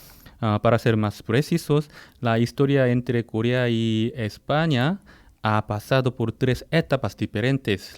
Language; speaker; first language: Spanish; non-native, fluent; Korean